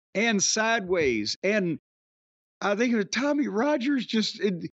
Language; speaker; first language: English; native; English